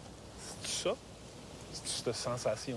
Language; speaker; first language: French; native; French